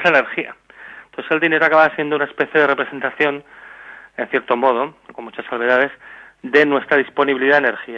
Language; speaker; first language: Spanish; native; Spanish